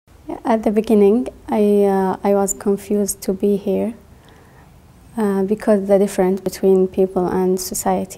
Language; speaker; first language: English; non-native, learner; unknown